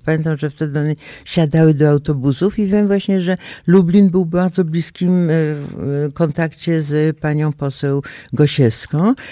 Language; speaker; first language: Polish; native; Polish